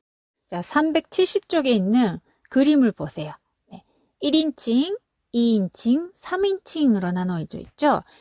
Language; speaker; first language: Korean; non-native, fluent; Japanese